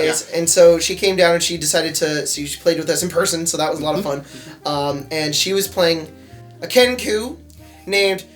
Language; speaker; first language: English; native; English